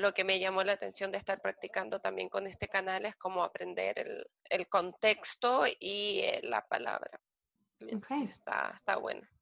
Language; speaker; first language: Spanish; native; Spanish